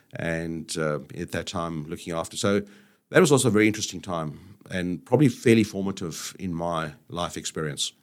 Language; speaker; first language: English; native; English